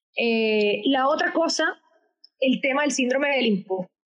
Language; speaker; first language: Spanish; native; Spanish